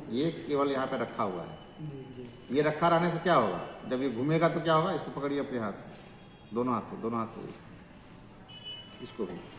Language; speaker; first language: Hindi; native; Hindi